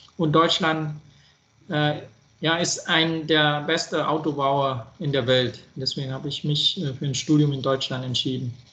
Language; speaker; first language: German; non-native, fluent; Vietnamese